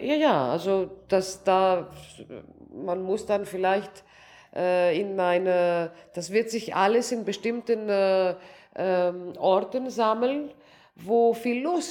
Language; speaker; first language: German; non-native, local second language; Greek